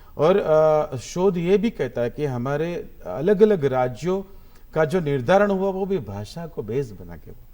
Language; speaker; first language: Hindi; non-native, local second language; Gujarati